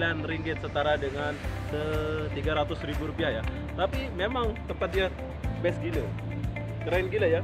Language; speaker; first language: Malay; non-native, local second language; Indonesian